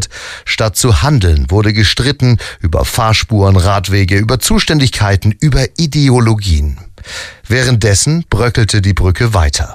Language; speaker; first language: German; native; German